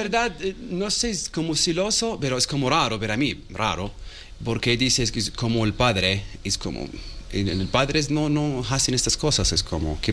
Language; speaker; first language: Spanish; non-native, learner; Arabic